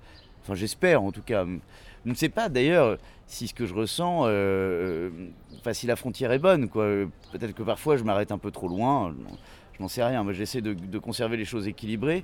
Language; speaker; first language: French; native; French